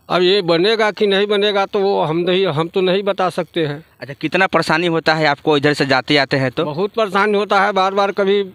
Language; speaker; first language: Hindi; native; Hindi